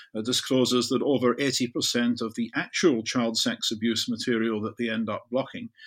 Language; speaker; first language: English; native; English